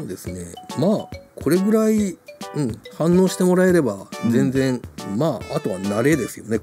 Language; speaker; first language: Japanese; native; Japanese